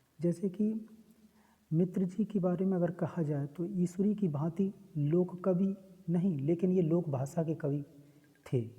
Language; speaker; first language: Hindi; native; Hindi